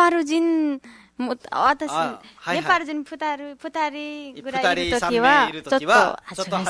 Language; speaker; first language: Japanese; non-native, learner; Nepali